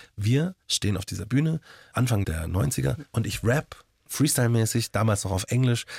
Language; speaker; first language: German; native; German